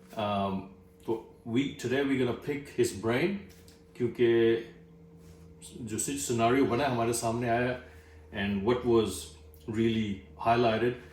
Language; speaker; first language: English; non-native, local second language; Urdu